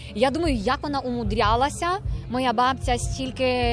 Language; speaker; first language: Ukrainian; native; Ukrainian